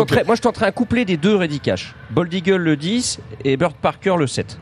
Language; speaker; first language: French; native; French